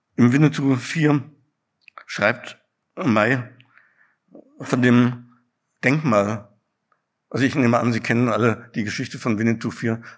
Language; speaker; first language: German; native; German